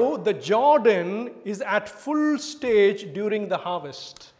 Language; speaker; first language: English; non-native, local second language; Tamil